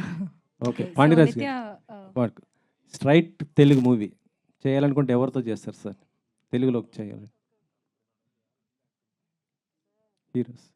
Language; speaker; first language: Telugu; native; Telugu